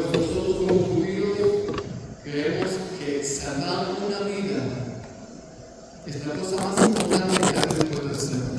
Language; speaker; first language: Spanish; non-native, fluent; Hebrew